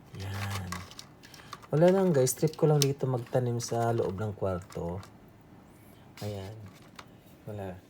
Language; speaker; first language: Filipino; non-native, local second language; Aklanon